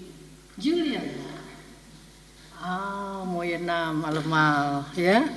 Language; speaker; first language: Dutch; non-native, fluent; Indonesian